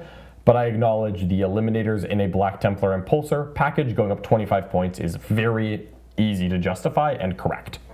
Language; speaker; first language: English; native; English